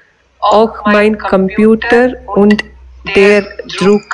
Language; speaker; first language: German; non-native, learner; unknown